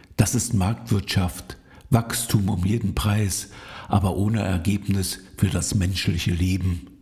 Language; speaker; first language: German; native; German